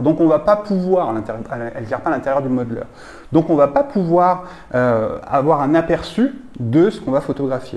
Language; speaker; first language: French; native; French